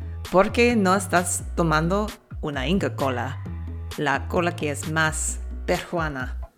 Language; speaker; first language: Spanish; non-native, fluent; English